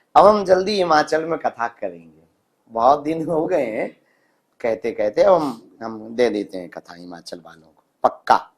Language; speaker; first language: Hindi; native; Hindi